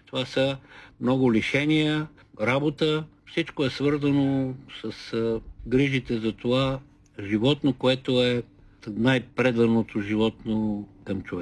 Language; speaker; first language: Bulgarian; native; Bulgarian